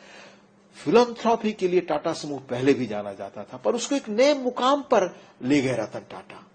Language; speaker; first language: Hindi; native; Hindi